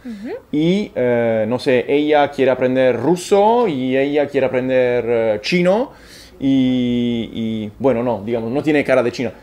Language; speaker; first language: Spanish; non-native, fluent; Italian